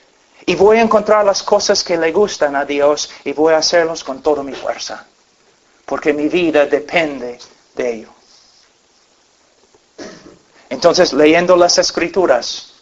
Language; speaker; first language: Spanish; non-native, fluent; English